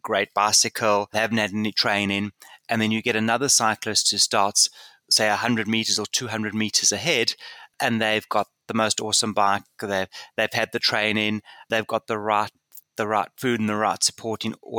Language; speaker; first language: English; native; English